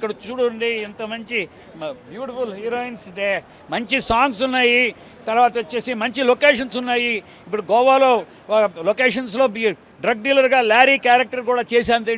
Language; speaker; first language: Telugu; native; Telugu